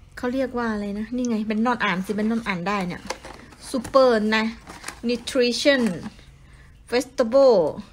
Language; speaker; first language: Thai; native; Thai